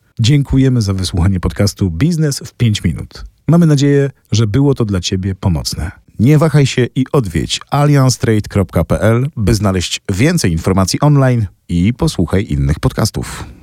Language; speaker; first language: Polish; native; Polish